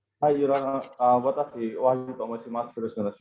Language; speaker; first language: Japanese; non-native, learner; Indonesian